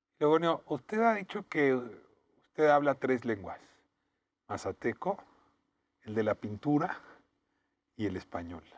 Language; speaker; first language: Spanish; native; Spanish